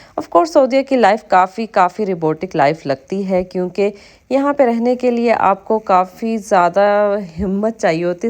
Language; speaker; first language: Urdu; native; Urdu